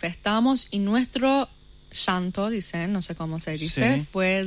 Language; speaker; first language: Spanish; non-native, fluent; Persian